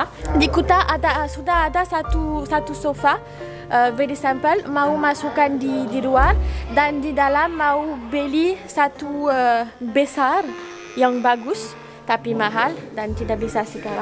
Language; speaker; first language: Indonesian; non-native, learner; French